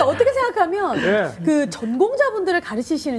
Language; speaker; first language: Korean; native; Korean